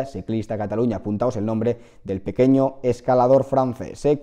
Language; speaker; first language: Spanish; native; Spanish